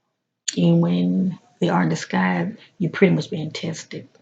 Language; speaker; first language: English; native; English